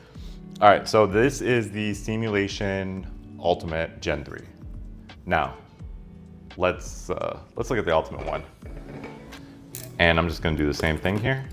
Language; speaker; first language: English; native; English